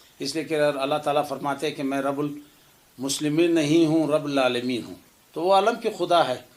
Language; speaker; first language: Urdu; non-native, local second language; Pashto